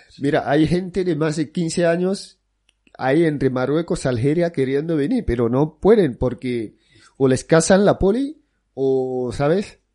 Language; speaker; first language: Spanish; non-native, fluent; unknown